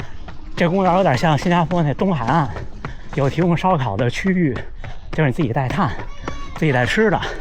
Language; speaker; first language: Chinese; native; Chinese